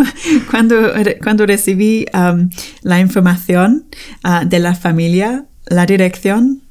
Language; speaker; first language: Spanish; non-native, fluent; English